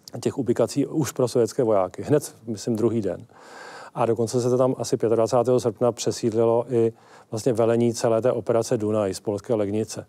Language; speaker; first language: Czech; native; Czech